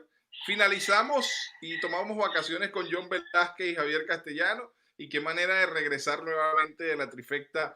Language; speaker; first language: Spanish; native; Spanish